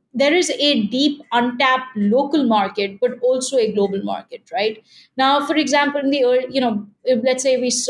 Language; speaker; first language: English; non-native, local second language; Hindi